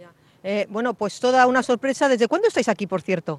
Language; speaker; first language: Spanish; native; Spanish